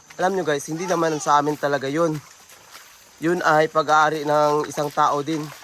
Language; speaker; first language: Filipino; non-native, local second language; Cebuano